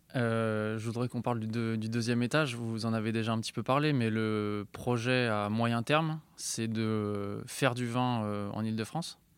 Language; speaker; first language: French; native; French